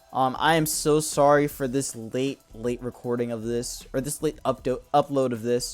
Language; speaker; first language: English; native; English